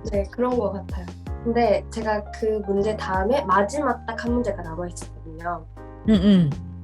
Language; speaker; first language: Korean; native; Korean